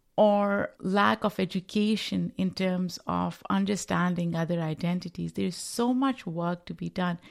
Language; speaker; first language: English; non-native, local second language; Urdu